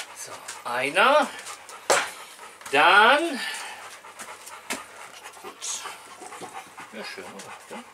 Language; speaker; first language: German; native; German